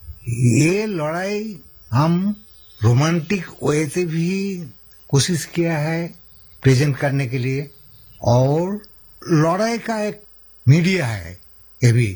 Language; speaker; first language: Hindi; non-native, local second language; Santali